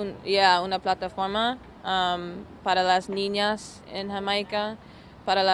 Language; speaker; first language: Spanish; non-native, learner; English